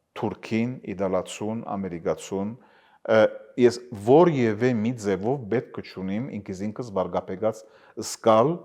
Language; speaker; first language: Armenian; early bilingual, heritage; Armenian